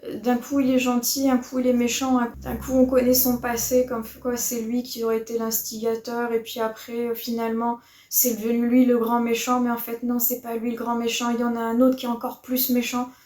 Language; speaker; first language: French; native; French